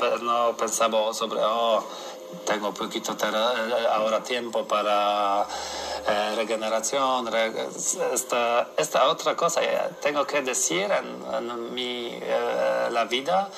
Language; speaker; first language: Spanish; non-native, learner; Polish